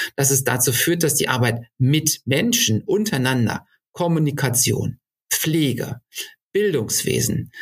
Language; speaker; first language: German; native; German